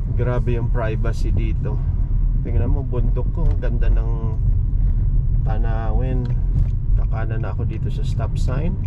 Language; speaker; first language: Filipino; native; Filipino